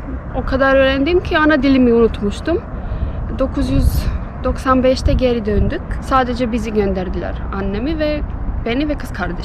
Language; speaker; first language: Turkish; early bilingual, other home language; Bosnian